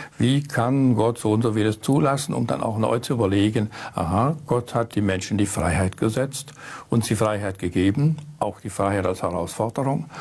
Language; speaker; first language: German; native; German